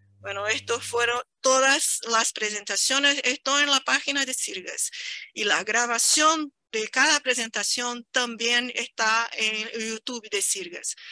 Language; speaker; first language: Spanish; non-native, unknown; Portuguese